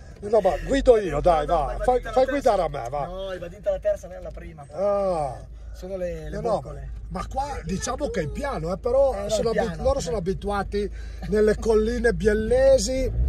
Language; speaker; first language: Italian; native; Italian